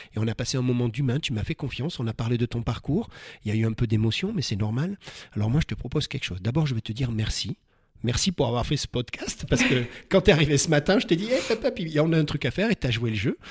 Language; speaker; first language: French; native; French